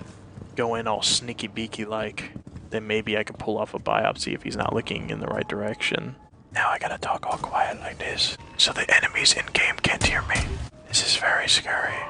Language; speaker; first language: English; native; English